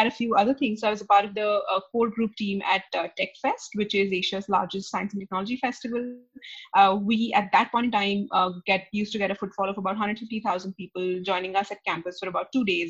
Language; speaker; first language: English; non-native, local second language; Hindi